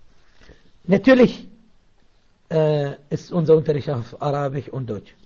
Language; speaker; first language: German; non-native, fluent; Arabic